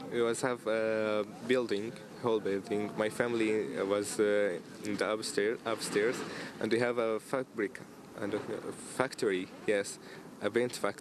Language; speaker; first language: English; non-native, fluent; Arabic